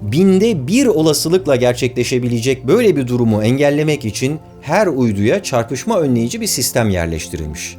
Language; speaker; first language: Turkish; native; Turkish